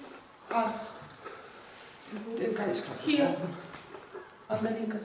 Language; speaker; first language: German; non-native, fluent; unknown